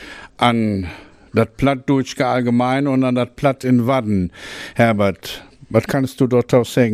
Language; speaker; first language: German; native; German